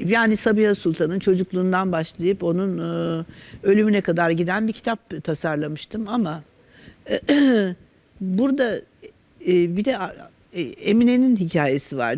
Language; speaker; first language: Turkish; native; Turkish